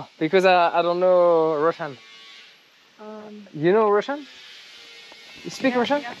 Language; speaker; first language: English; non-native, learner; French